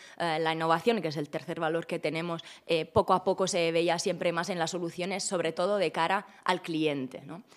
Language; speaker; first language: Spanish; non-native, fluent; Italian